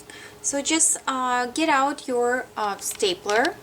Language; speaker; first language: English; non-native, fluent; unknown